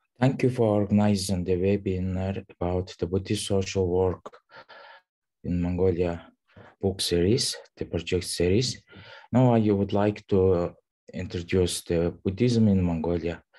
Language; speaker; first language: English; non-native, learner; Mongolian